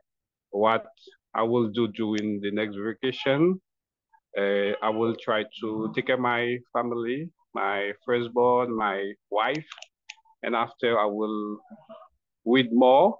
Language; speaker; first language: English; non-native, learner; Haitian Creole